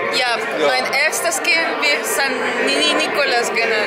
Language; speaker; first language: German; non-native, learner; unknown